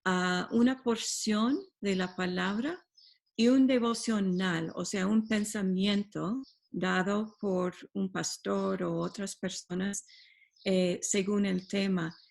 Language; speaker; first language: Spanish; non-native, fluent; English